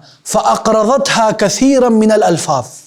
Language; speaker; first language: Arabic; non-native, fluent; Urdu